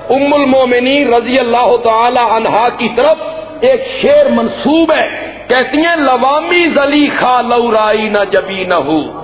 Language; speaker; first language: Urdu; non-native, local second language; Punjabi